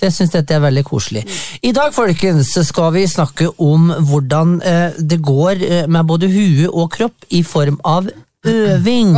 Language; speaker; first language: Norwegian; native; Norwegian